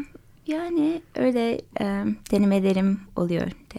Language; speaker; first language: Turkish; early bilingual, heritage; English